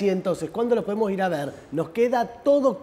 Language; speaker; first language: Spanish; native; Spanish